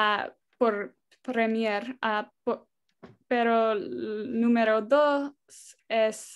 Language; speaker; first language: Spanish; non-native, learner; English